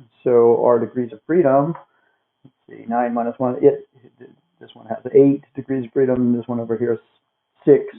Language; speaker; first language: English; native; English